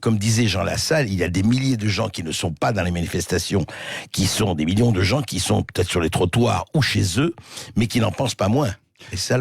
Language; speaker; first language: French; native; French